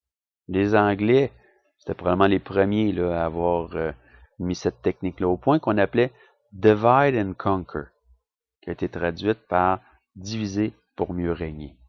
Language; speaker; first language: French; native; French